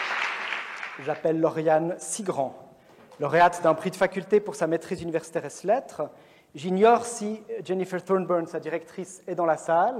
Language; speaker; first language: French; native; French